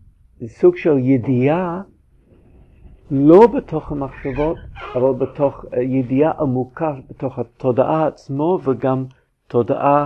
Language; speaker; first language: Hebrew; non-native, fluent; English